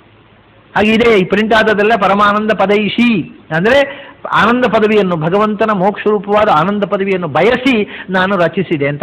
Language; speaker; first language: Kannada; native; Kannada